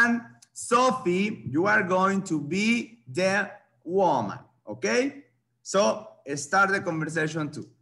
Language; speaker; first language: English; non-native, fluent; Spanish